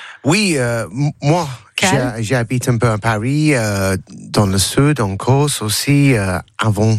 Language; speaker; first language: French; non-native, learner; English